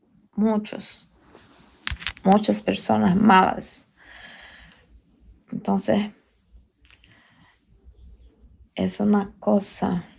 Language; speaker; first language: Spanish; non-native, learner; Portuguese